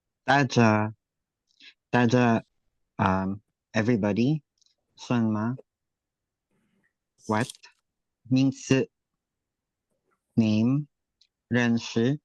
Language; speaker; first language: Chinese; non-native, learner; Filipino